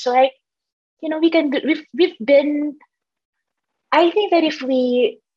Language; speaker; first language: English; non-native, local second language; Filipino